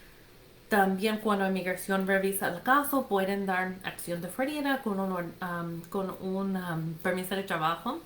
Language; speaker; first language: Spanish; non-native, fluent; English